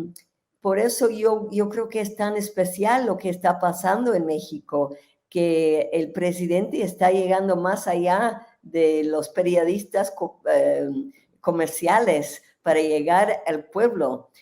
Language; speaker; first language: Spanish; non-native, fluent; English